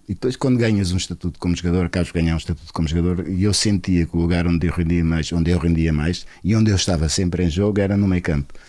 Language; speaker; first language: Portuguese; non-native, local second language; Kabuverdianu